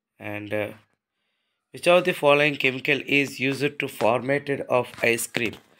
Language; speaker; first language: English; non-native, local second language; Telugu